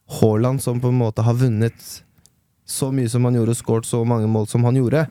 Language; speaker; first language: Norwegian; early bilingual, other home language; Persian